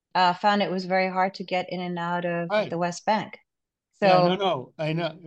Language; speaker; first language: English; non-native, local second language; Urdu